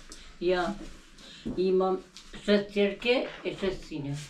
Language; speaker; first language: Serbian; non-native, local second language; Albanian